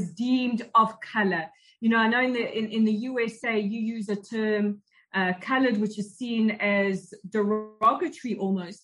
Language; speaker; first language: English; native; English